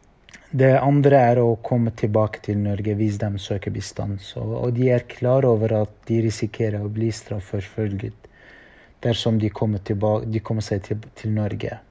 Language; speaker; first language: Norwegian; non-native, fluent; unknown